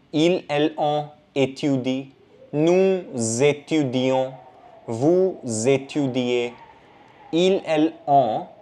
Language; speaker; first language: French; non-native, fluent; Hindi